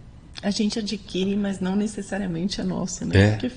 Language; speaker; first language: Portuguese; native; Portuguese